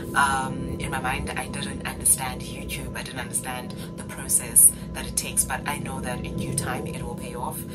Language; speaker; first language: English; non-native, local second language; Xhosa